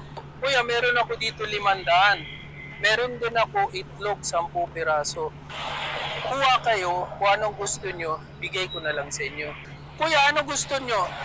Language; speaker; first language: Filipino; non-native, learner; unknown